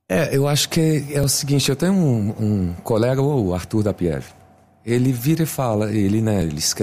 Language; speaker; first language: Portuguese; native; Portuguese